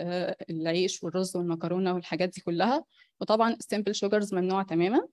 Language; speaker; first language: Arabic; native; Arabic